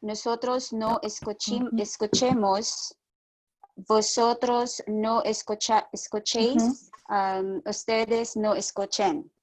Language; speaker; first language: Spanish; non-native, learner; English